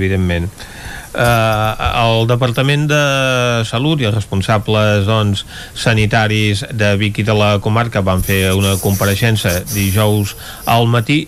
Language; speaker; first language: Catalan; native; Catalan